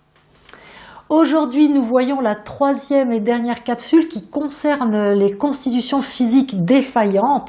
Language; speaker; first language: French; native; French